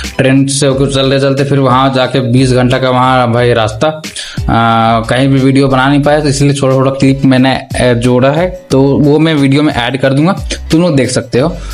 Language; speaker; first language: Hindi; native; Hindi